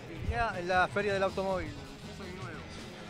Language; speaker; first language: Spanish; native; Spanish